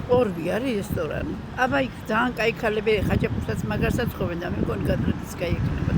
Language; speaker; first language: Georgian; native; Georgian